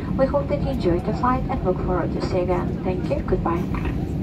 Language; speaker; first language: English; non-native, learner; Russian